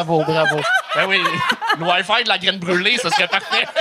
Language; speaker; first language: French; native; French